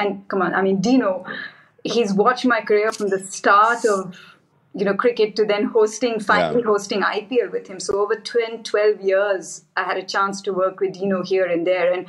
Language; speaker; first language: English; non-native, local second language; Hindi